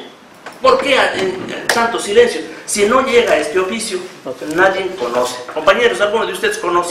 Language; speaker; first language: Spanish; native; Spanish